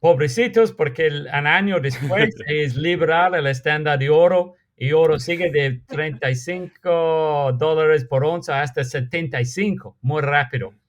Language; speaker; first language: Spanish; non-native, fluent; English